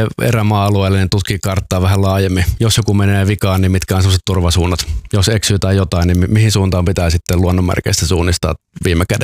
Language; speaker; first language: Finnish; native; Finnish